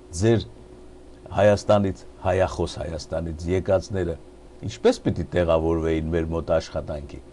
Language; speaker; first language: Armenian; native; Armenian